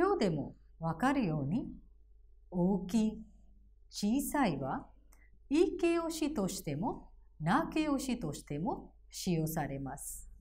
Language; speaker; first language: Japanese; non-native, fluent; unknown